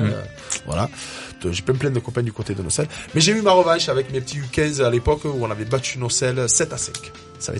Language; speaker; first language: French; native; French